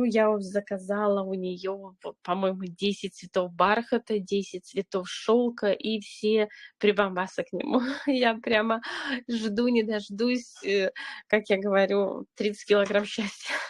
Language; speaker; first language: Russian; native; Russian